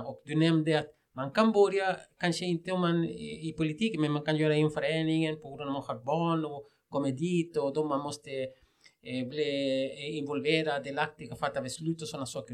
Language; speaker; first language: Swedish; non-native, fluent; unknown